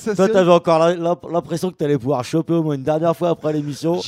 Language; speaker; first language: French; native; French